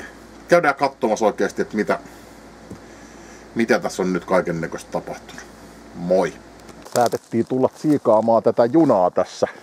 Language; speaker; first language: Finnish; native; Finnish